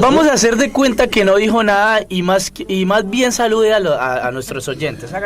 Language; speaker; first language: Spanish; native; Spanish